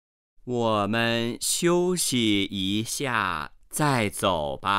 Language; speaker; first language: Chinese; non-native, learner; Vietnamese